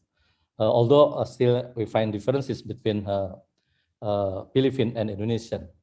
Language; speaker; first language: English; non-native, fluent; Indonesian